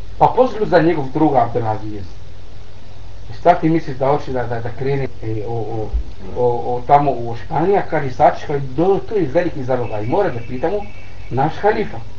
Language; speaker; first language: Bosnian; non-native, learner; Arabic